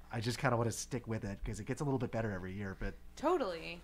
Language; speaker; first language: English; native; English